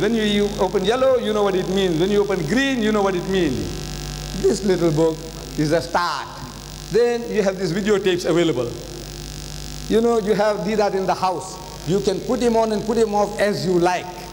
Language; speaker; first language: English; early bilingual, other home language; Gujarati